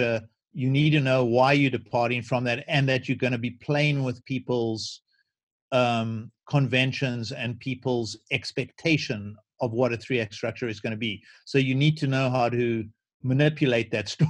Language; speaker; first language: English; native; English